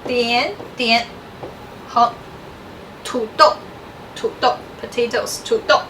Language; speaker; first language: Chinese; non-native, fluent; English